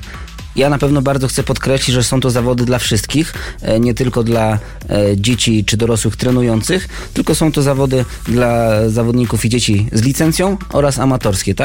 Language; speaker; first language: Polish; native; Polish